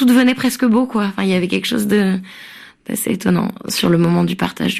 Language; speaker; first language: French; native; French